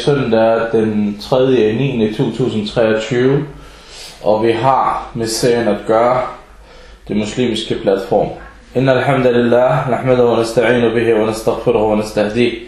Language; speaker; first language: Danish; early bilingual, other home language; Arabic